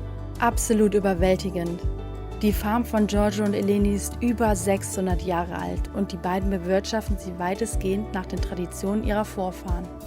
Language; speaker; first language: German; native; German